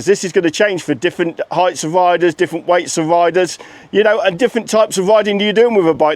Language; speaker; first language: English; native; English